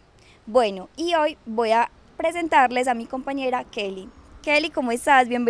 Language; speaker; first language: Spanish; native; Spanish